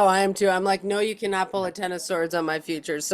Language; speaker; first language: English; native; English